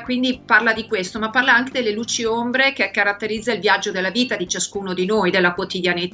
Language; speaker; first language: Italian; native; Italian